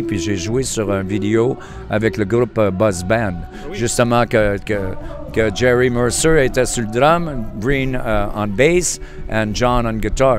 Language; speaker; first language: French; native; French